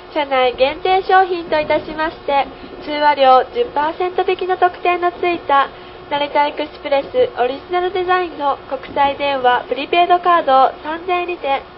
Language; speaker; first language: Japanese; native; Japanese